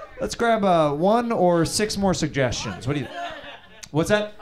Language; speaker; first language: English; native; English